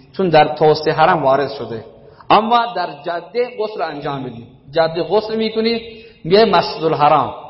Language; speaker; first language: Persian; non-native, local second language; Baluchi